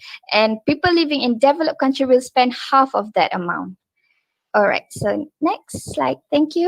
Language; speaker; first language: English; non-native, local second language; Malay